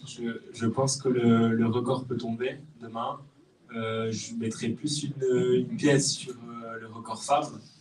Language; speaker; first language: French; native; French